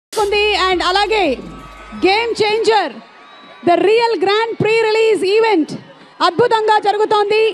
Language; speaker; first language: Telugu; native; Telugu